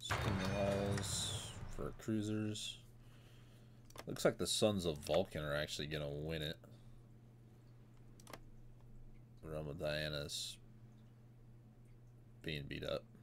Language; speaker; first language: English; native; English